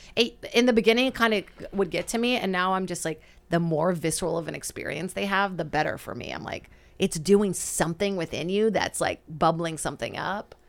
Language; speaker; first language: English; non-native, fluent; Portuguese